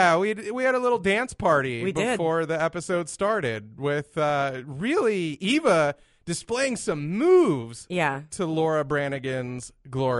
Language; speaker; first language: English; native; English